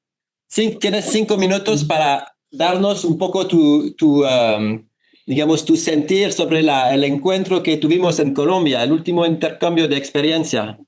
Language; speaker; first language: Spanish; non-native, fluent; French